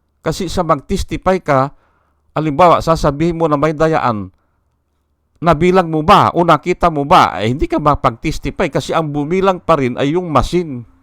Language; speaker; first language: Filipino; native; Filipino